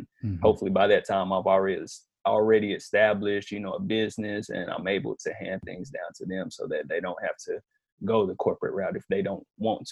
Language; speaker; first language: English; native; English